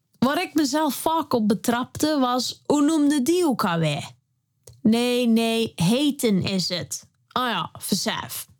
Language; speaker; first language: Dutch; native; Dutch